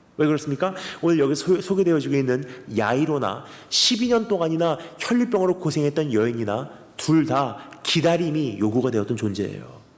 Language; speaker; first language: Korean; early bilingual, heritage; Korean